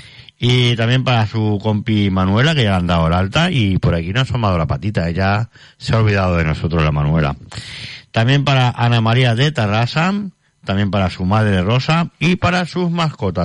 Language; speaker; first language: Spanish; native; Spanish